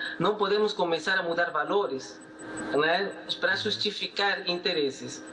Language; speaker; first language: Portuguese; non-native, fluent; Spanish